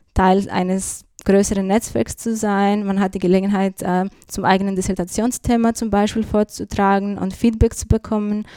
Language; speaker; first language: German; non-native, fluent; Greek